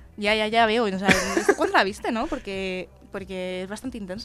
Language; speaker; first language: Spanish; native; Spanish